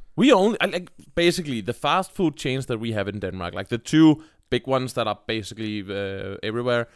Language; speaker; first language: English; non-native, fluent; Danish